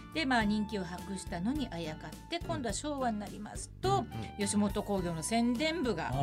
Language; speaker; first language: Japanese; native; Japanese